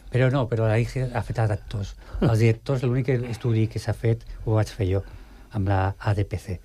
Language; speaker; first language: Catalan; non-native, local second language; Spanish